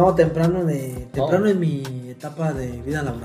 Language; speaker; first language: Spanish; native; Spanish